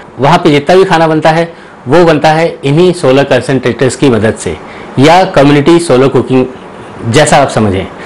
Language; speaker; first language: Hindi; native; Hindi